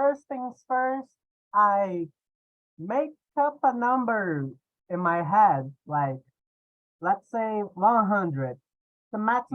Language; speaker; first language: English; non-native, fluent; Portuguese